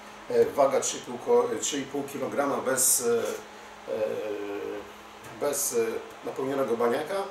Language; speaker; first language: Polish; native; Polish